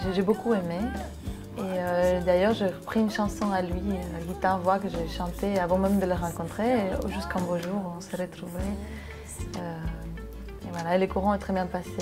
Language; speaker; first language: French; non-native, fluent; Spanish